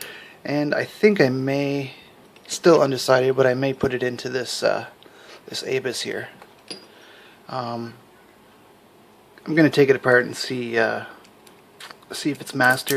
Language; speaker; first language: English; native; English